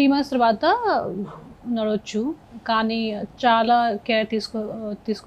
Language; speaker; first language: Telugu; non-native, fluent; Hindi